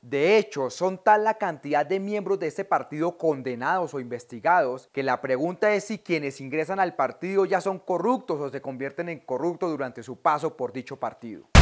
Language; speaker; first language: Spanish; native; Spanish